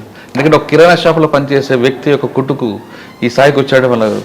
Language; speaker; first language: Telugu; native; Telugu